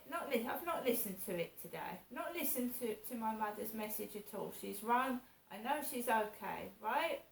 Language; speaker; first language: English; native; English